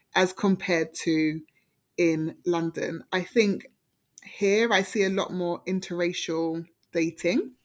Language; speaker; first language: English; native; English